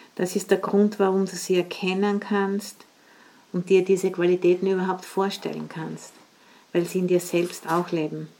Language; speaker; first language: German; native; German